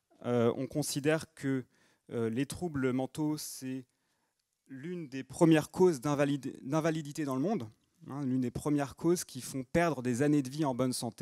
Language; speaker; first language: French; native; French